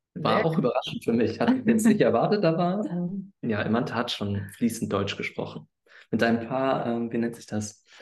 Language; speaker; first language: German; native; German